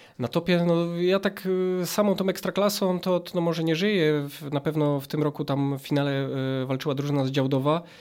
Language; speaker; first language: Polish; native; Polish